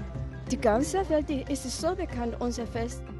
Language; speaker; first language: German; non-native, learner; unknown